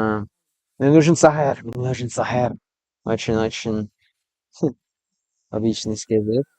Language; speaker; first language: Russian; non-native, learner; English